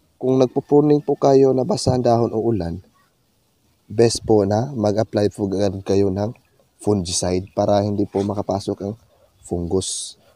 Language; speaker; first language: Filipino; non-native, local second language; Cebuano